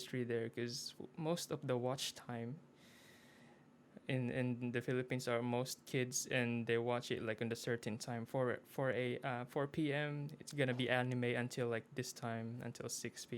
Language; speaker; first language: English; non-native, local second language; Filipino